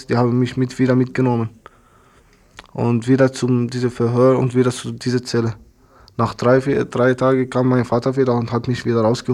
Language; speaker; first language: German; non-native, learner; Arabic